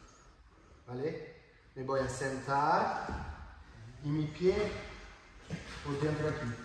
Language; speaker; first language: Spanish; non-native, learner; French